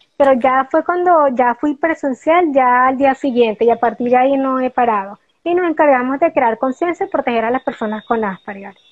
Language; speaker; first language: Spanish; native; Spanish